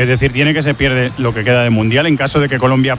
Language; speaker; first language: Spanish; native; Spanish